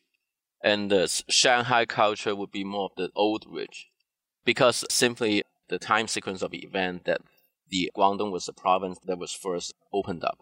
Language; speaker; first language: English; non-native, fluent; Cantonese